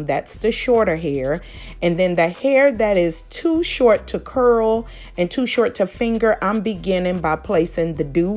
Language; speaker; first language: English; native; English